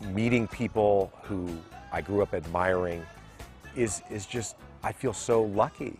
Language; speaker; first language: English; native; English